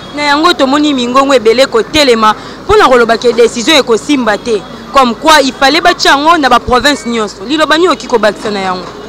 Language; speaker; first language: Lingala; native; Lingala